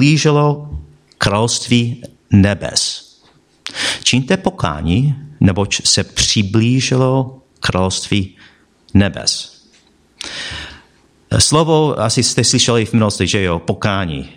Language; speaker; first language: Czech; non-native, fluent; English